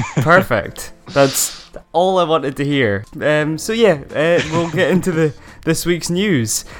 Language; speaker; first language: English; native; English